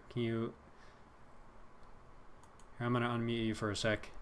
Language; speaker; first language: English; native; English